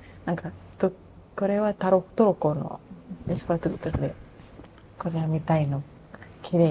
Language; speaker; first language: Japanese; non-native, fluent; Indonesian